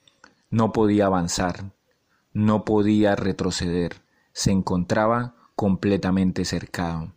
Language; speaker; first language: Spanish; native; Spanish